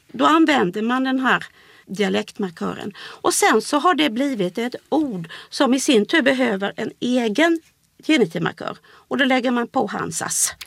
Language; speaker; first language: Swedish; native; Swedish